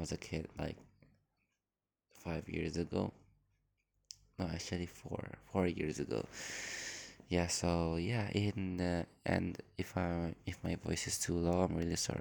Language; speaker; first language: English; non-native, fluent; Indonesian